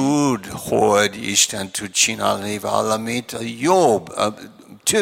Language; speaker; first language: Hungarian; non-native, learner; English